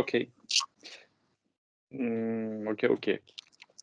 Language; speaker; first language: English; non-native, fluent; French